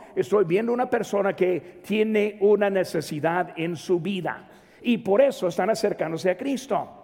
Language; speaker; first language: Spanish; native; Spanish